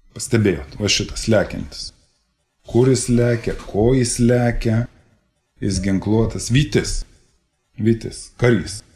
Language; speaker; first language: Lithuanian; native; Lithuanian